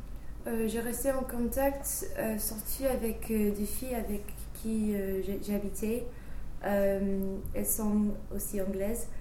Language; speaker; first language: French; non-native, fluent; English